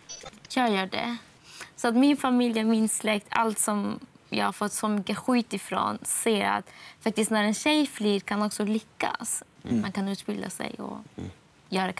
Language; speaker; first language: Swedish; non-native, fluent; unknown